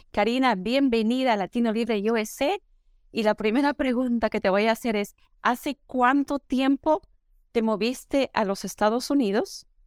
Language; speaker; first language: Spanish; native; Spanish